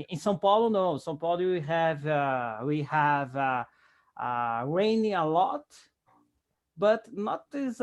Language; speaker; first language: English; non-native, learner; Portuguese